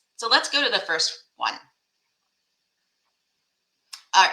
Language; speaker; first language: English; native; English